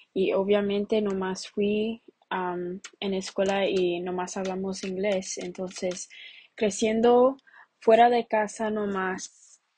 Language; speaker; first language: Spanish; early bilingual, heritage; Spanish